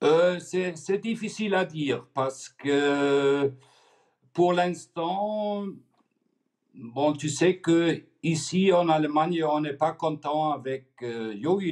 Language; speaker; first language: French; non-native, fluent; German